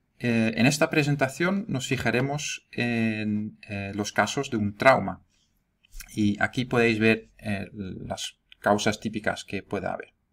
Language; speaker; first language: Spanish; non-native, fluent; Dutch